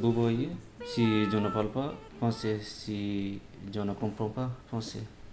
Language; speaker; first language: French; non-native, learner; Bangla